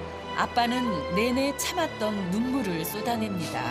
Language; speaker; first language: Korean; native; Korean